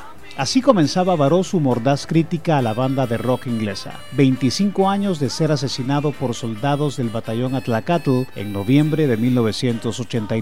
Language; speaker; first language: Spanish; native; Spanish